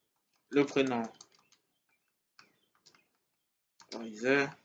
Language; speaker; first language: French; native; French